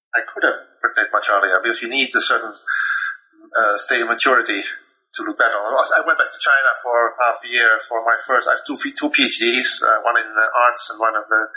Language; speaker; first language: English; non-native, fluent; Dutch